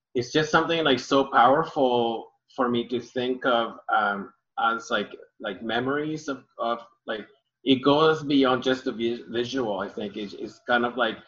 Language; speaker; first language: English; early bilingual, other home language; Spanish